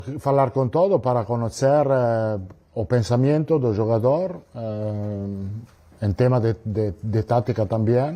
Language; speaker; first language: Spanish; non-native, learner; Italian